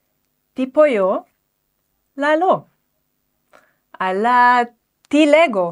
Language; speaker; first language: Greek; non-native, fluent; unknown